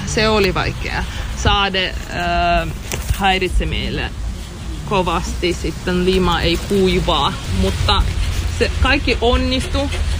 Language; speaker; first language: Finnish; non-native, fluent; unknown